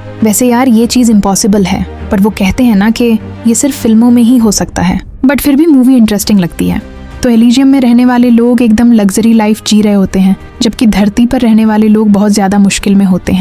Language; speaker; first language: Hindi; native; Hindi